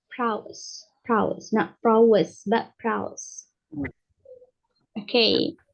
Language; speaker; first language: English; non-native, learner; Indonesian